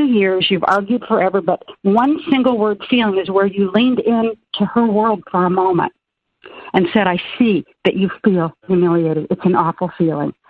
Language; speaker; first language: English; native; English